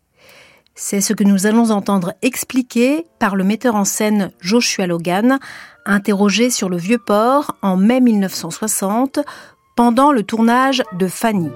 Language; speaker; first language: French; native; French